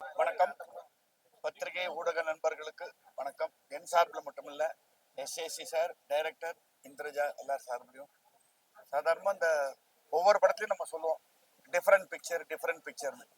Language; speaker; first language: Tamil; native; Tamil